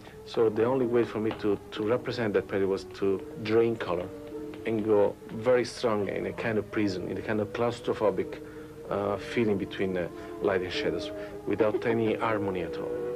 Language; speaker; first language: English; non-native, fluent; Italian